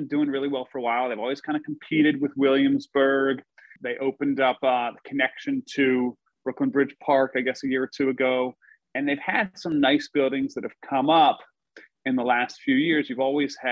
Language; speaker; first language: English; native; English